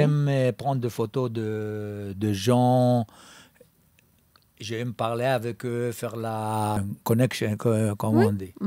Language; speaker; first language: French; non-native, fluent; Hebrew